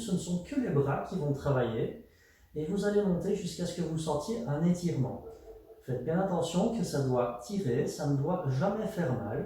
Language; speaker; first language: French; native; French